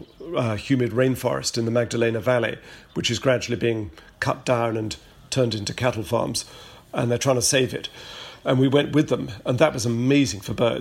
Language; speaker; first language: English; native; English